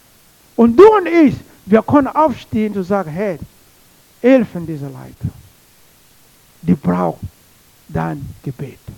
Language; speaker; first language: German; non-native, learner; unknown